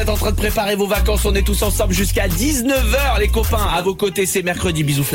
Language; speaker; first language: French; native; French